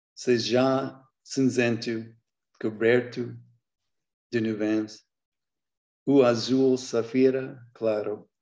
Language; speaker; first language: Portuguese; non-native, learner; English